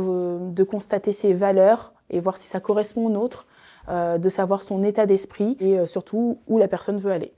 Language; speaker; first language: French; native; French